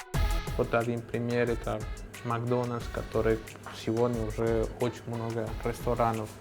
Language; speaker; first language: Russian; non-native, fluent; Spanish